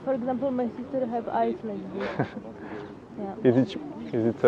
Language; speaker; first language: English; non-native, fluent; Polish